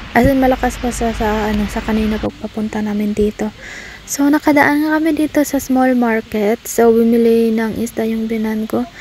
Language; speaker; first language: Filipino; non-native, local second language; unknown